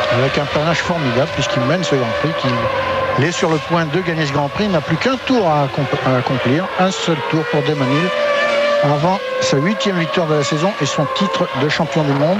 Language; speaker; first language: French; native; French